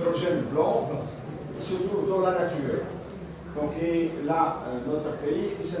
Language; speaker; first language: French; non-native, local second language; Arabic